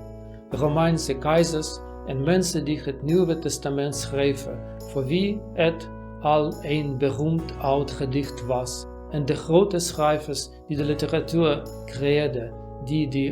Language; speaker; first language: Dutch; non-native, learner; Russian